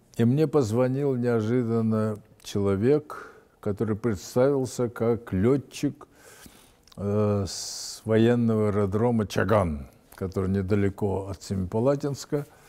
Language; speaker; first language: Russian; native; Russian